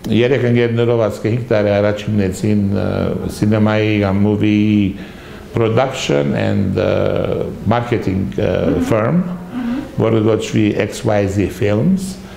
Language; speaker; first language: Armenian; early bilingual, heritage; Armenian